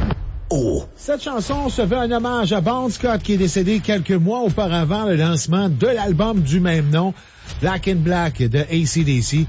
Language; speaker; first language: French; native; French